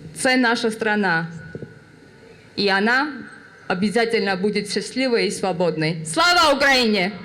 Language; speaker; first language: Ukrainian; non-native, learner; Georgian